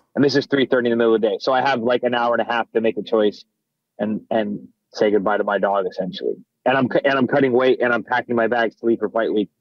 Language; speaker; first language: English; native; English